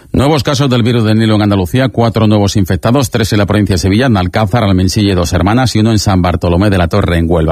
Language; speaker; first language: Spanish; native; Spanish